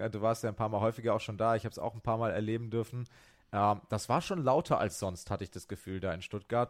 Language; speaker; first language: German; native; German